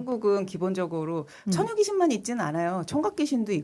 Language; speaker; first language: Korean; native; Korean